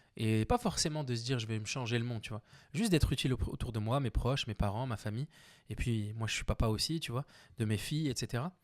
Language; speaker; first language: French; early bilingual, other home language; Arabic